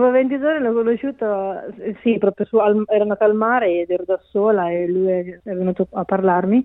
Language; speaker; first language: Italian; native; Italian